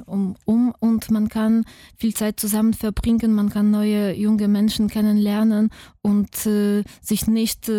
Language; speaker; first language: German; non-native, fluent; Polish